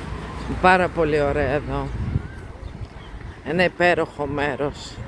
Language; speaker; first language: Greek; non-native, fluent; Russian